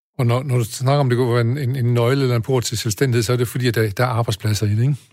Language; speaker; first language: Danish; native; Danish